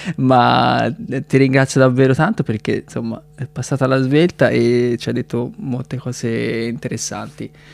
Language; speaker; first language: Italian; native; Italian